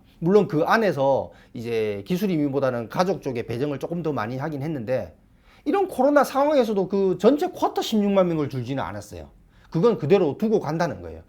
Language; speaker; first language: Korean; native; Korean